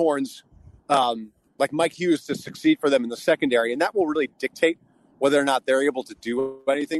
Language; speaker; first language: English; native; English